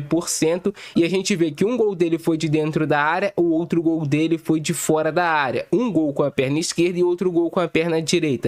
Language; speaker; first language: Portuguese; native; Portuguese